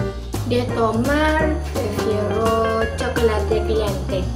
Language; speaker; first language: Spanish; non-native, learner; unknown